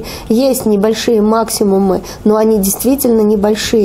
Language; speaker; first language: Russian; native; Russian